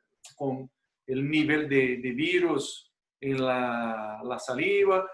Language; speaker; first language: Spanish; non-native, fluent; Portuguese